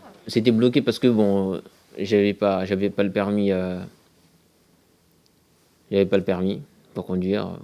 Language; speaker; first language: French; non-native, local second language; Comorian